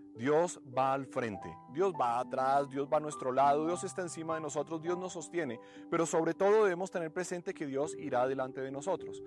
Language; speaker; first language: Spanish; native; Spanish